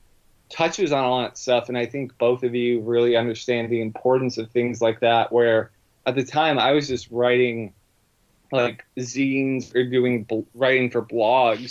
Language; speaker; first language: English; native; English